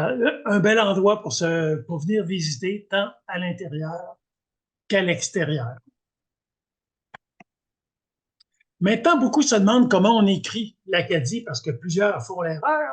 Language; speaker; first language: French; native; French